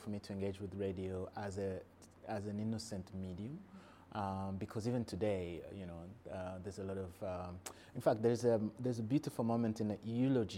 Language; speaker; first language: English; non-native, local second language; Kinyarwanda